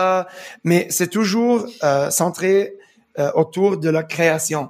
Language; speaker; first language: French; early bilingual, heritage; French